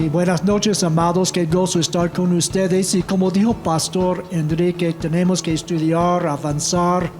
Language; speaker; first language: Spanish; non-native, fluent; English